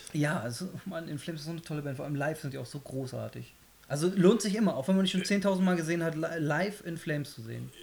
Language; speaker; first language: German; early bilingual, other home language; Polish